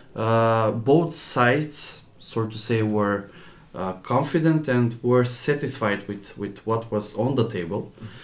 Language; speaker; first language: English; non-native, fluent; Macedonian